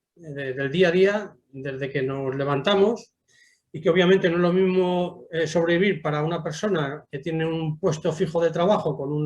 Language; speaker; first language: Spanish; native; Spanish